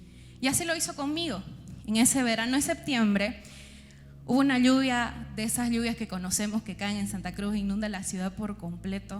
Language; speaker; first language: Spanish; native; Spanish